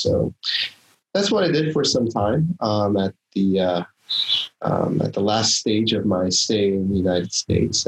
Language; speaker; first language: English; non-native, local second language; Korean